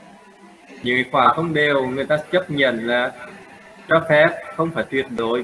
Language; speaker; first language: Vietnamese; native; Vietnamese